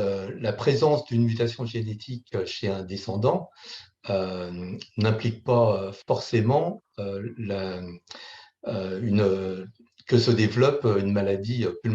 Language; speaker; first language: French; native; French